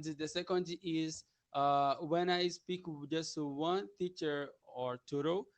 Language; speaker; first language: English; non-native, learner; Portuguese